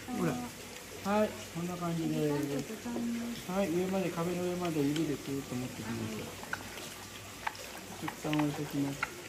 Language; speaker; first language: Japanese; native; Japanese